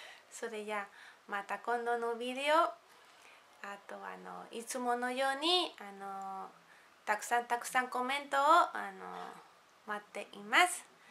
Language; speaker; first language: Japanese; non-native, fluent; Spanish